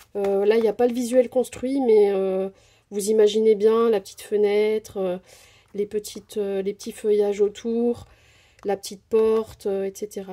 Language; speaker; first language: French; native; French